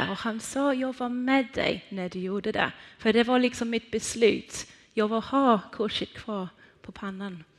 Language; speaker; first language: Swedish; non-native, fluent; Persian